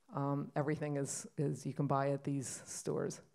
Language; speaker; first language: English; native; English